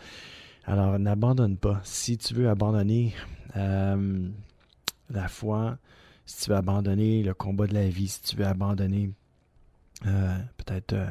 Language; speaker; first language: French; native; French